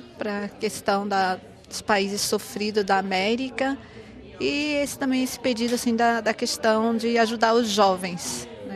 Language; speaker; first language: Portuguese; native; Portuguese